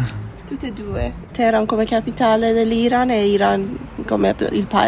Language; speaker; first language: Italian; non-native, fluent; Persian